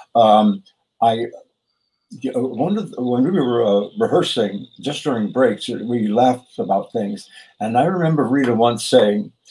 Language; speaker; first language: English; native; English